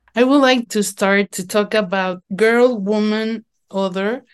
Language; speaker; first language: English; non-native, fluent; Spanish